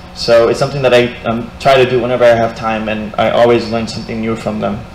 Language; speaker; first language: English; non-native, fluent; Portuguese